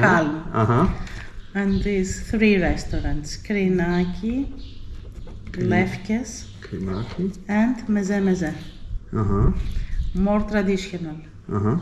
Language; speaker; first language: English; non-native, learner; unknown